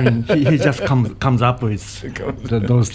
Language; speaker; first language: English; non-native, learner; Japanese